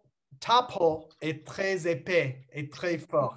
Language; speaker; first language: French; non-native, learner; English